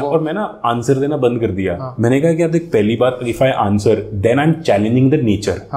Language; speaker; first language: Hindi; native; Hindi